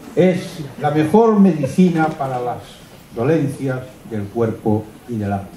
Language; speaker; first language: Spanish; non-native, local second language; Galician